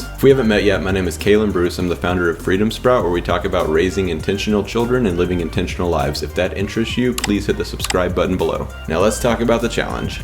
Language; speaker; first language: English; native; English